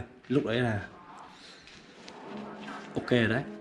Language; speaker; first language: Vietnamese; native; Vietnamese